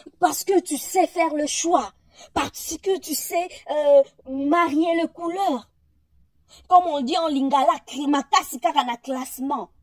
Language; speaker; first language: French; non-native, local second language; Lingala